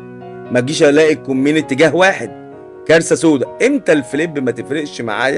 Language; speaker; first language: Arabic; native; Arabic